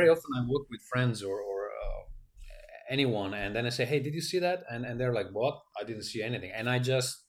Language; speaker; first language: English; non-native, fluent; Italian